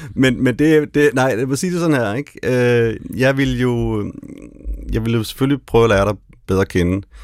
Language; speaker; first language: Danish; native; Danish